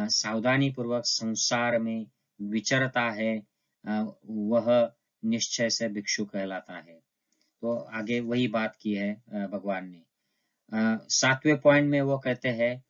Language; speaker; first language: Hindi; non-native, local second language; Marathi